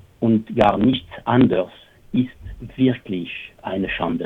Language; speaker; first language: German; non-native, fluent; French